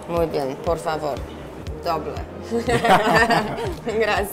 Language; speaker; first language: Spanish; non-native, learner; Polish